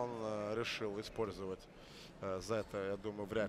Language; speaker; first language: Russian; native; Russian